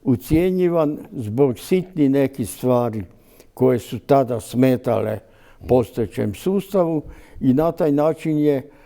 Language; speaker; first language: Croatian; native; Croatian